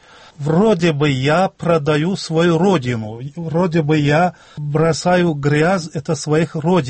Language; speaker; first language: Russian; non-native, local second language; Turkmen